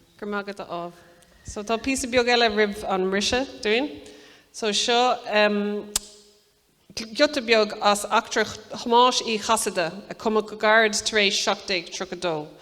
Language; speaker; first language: Irish; native; Irish